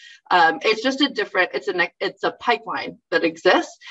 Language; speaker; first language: English; native; English